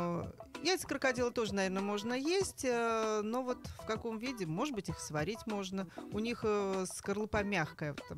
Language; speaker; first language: Russian; native; Russian